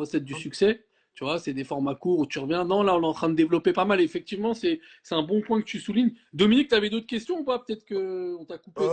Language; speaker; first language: French; native; French